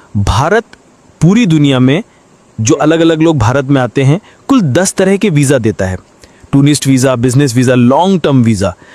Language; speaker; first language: Hindi; native; Hindi